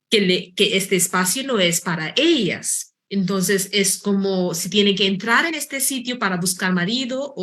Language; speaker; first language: Spanish; non-native, fluent; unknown